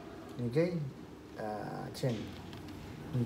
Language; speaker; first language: Chinese; non-native, learner; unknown